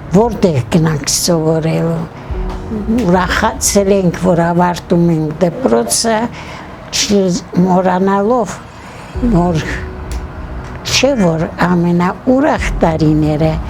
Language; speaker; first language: Armenian; native; Armenian